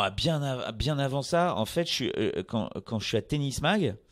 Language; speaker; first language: French; native; French